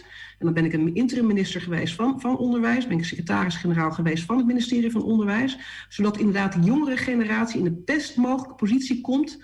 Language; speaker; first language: Dutch; native; Dutch